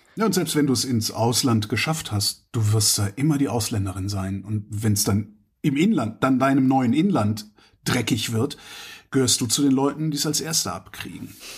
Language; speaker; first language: German; native; German